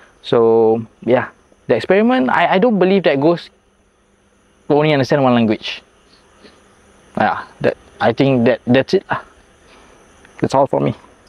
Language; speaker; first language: English; non-native, local second language; Malay